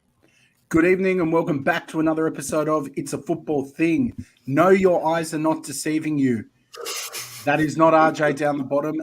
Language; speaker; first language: English; native; English